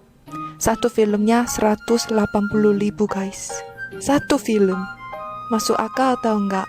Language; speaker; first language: Indonesian; non-native, fluent; Korean